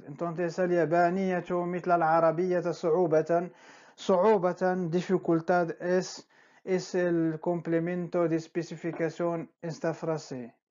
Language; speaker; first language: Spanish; non-native, fluent; Arabic